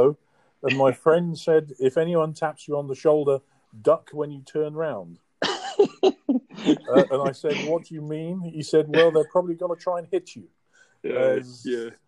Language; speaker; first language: English; native; English